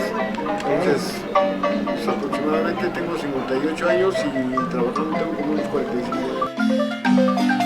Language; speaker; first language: Spanish; native; Spanish